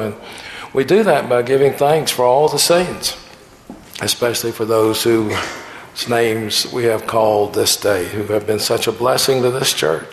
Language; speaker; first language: English; native; English